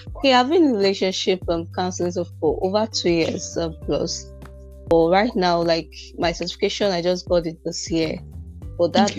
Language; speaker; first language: English; non-native, local second language; Igbo